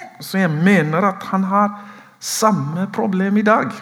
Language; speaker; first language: Norwegian; non-native, fluent; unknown